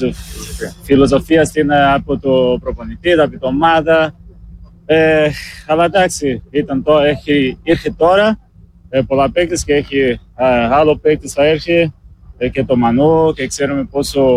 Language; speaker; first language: Greek; non-native, learner; Portuguese